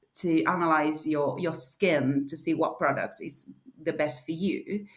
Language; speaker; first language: English; non-native, fluent; Spanish